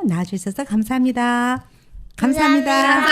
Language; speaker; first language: Korean; native; Korean